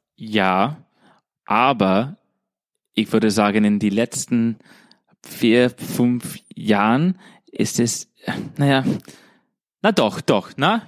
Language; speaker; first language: German; non-native, fluent; English